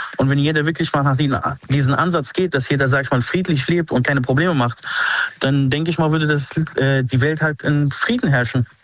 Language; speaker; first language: German; early bilingual, other home language; Arabic